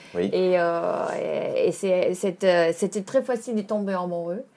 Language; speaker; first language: French; non-native, fluent; German